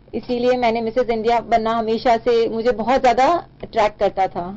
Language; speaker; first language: Hindi; native; Hindi